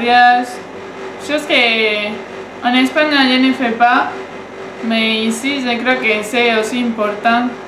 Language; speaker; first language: French; non-native, learner; Spanish